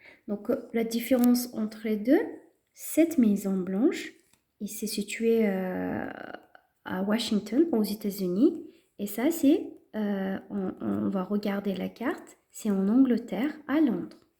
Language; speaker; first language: French; non-native, fluent; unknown